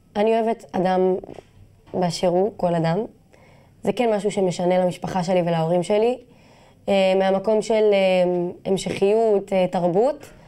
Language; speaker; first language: Hebrew; non-native, local second language; Arabic